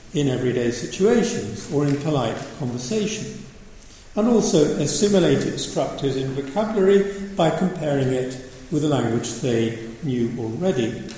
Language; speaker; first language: English; native; English